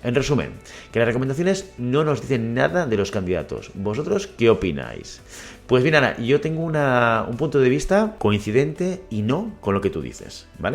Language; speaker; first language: Spanish; native; Spanish